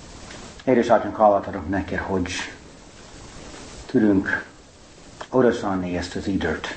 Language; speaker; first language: Hungarian; non-native, fluent; English